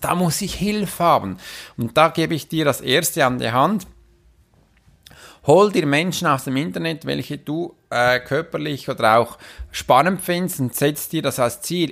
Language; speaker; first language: German; native; German